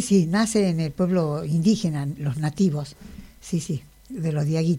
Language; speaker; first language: Spanish; native; Spanish